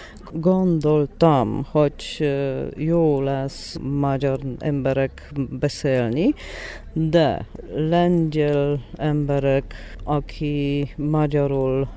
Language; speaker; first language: Hungarian; non-native, learner; Polish